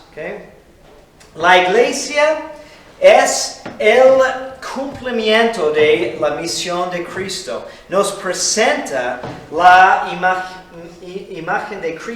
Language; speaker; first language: Spanish; non-native, fluent; English